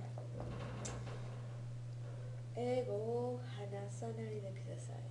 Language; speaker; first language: Japanese; non-native, learner; English